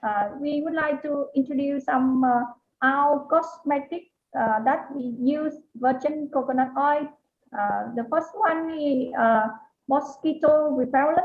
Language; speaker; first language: English; non-native, learner; Vietnamese